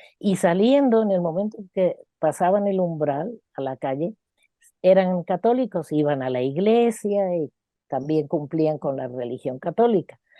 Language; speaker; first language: Spanish; native; Spanish